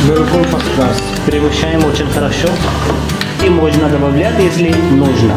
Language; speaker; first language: Russian; non-native, learner; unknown